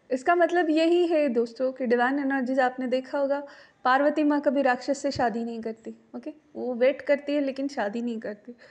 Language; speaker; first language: Hindi; non-native, local second language; Marathi